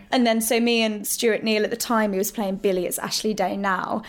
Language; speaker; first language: English; native; English